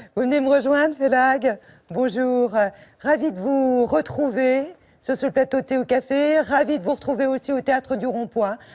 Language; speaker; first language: French; native; French